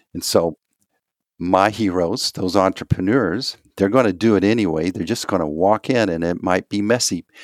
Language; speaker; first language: English; native; English